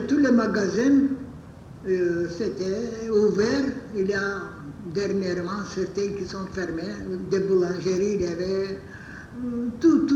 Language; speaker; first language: French; non-native, fluent; Bulgarian